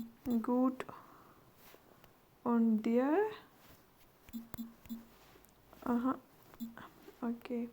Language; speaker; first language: German; non-native, learner; Hindi